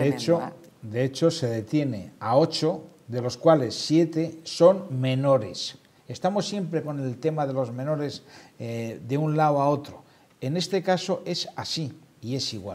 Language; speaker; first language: Spanish; native; Spanish